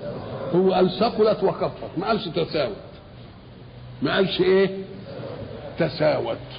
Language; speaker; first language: Arabic; native; Arabic